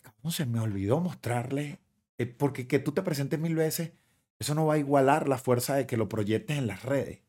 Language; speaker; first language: Spanish; native; Spanish